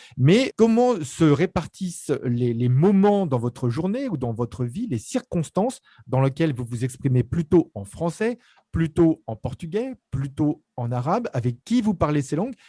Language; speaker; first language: French; native; French